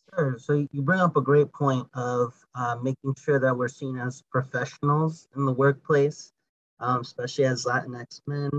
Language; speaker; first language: English; early bilingual, other home language; Spanish